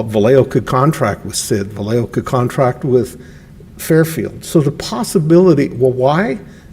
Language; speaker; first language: English; native; English